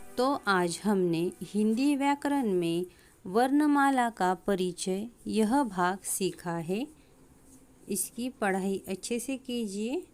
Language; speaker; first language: Hindi; non-native, local second language; Marathi